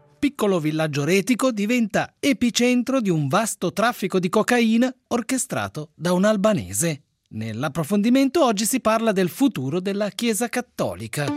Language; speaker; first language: Italian; native; Italian